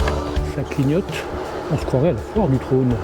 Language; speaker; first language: French; native; French